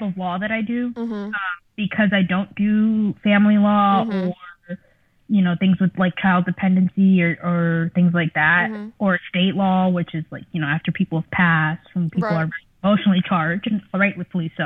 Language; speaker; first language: English; early bilingual, other home language; Spanish